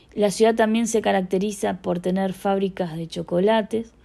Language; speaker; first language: Spanish; native; Spanish